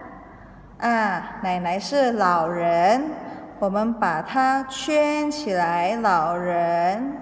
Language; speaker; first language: Chinese; early bilingual, heritage; Indonesian